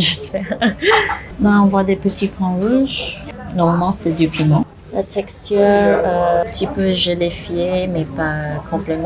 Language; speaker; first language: French; early bilingual, heritage; English